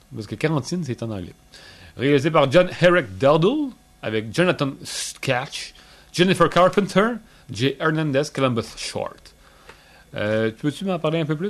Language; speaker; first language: French; native; French